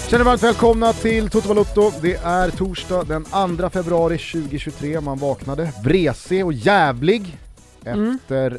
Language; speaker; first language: Swedish; native; Swedish